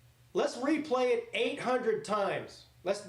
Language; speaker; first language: English; native; English